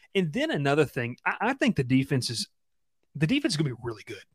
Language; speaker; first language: English; native; English